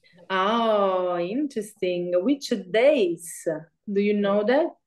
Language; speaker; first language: English; non-native, fluent; Italian